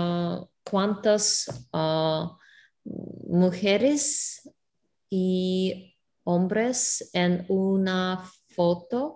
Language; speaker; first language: Spanish; non-native, learner; Russian